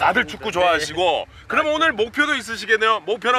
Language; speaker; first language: Korean; native; Korean